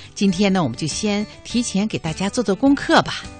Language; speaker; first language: Chinese; native; Chinese